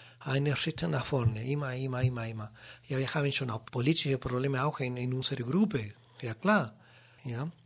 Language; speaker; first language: German; non-native, learner; Spanish